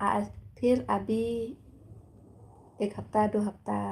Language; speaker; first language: Hindi; non-native, local second language; Khasi